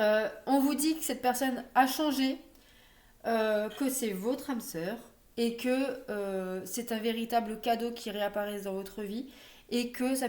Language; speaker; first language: French; native; French